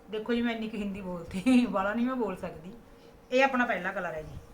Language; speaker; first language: Hindi; non-native, local second language; Punjabi